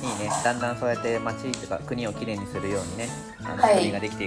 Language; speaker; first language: Japanese; native; Japanese